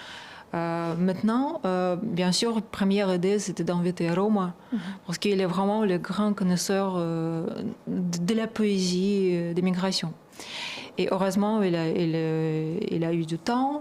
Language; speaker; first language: French; non-native, fluent; Russian